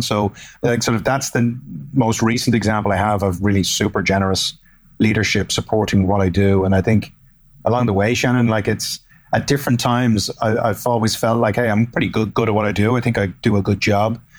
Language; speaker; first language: English; native; English